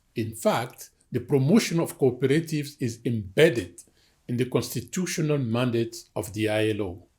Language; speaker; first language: English; non-native, fluent; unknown